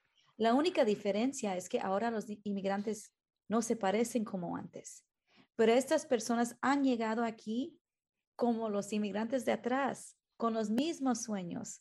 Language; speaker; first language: Spanish; early bilingual, heritage; Spanish